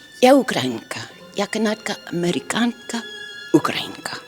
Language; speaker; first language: Ukrainian; early bilingual, heritage; English